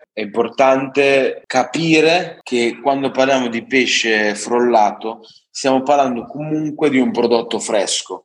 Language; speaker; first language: Italian; native; Italian